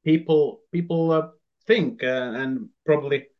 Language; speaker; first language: English; non-native, fluent; Finnish